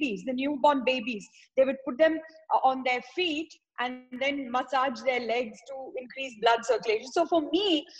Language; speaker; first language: English; non-native, local second language; Tamil